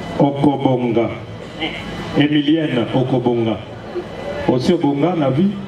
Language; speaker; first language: French; non-native, local second language; Lingala